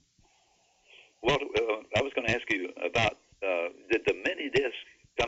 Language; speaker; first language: English; native; English